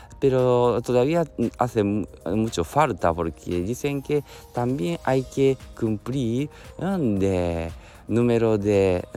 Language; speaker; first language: Spanish; non-native, learner; Japanese